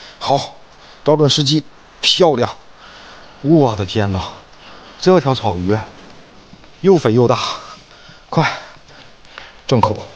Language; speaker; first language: Chinese; native; Chinese